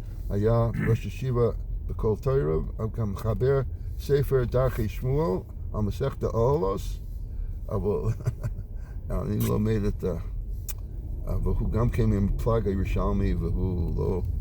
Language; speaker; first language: Hebrew; non-native, fluent; English